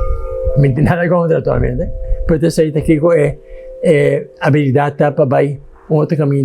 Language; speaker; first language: Portuguese; non-native, learner; Papiamento